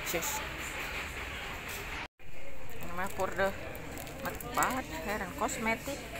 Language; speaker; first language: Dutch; non-native, learner; Indonesian